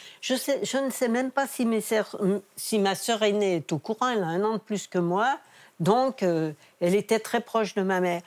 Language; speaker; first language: French; native; French